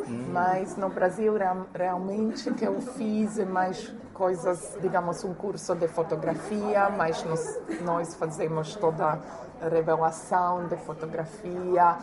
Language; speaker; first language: Portuguese; non-native, fluent; Croatian